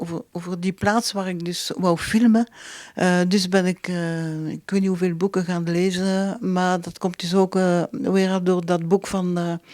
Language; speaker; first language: Dutch; non-native, local second language; French